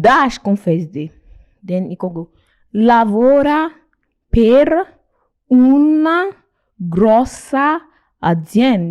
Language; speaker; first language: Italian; non-native, fluent; Nigerian Pidgin